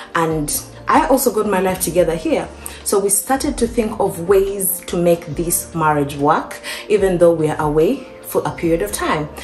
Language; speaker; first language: English; non-native, local second language; Ganda